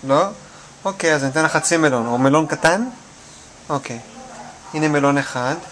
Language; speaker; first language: Hebrew; native; Hebrew